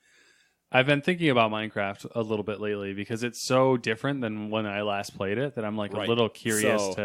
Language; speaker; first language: English; native; English